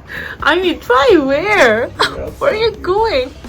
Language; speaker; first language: English; non-native, fluent; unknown